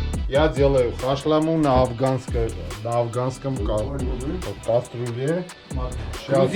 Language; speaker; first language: Russian; non-native, fluent; Armenian